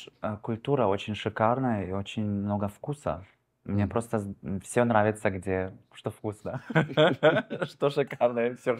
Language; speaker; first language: Russian; early bilingual, heritage; Russian